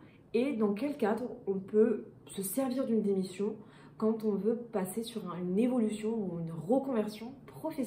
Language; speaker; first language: French; native; French